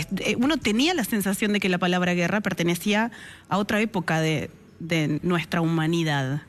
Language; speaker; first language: Spanish; native; Spanish